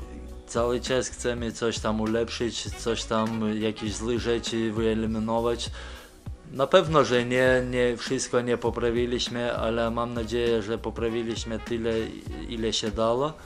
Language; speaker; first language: Polish; non-native, fluent; Lithuanian